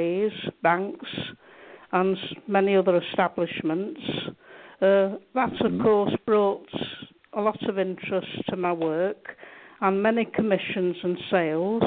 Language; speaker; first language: English; native; English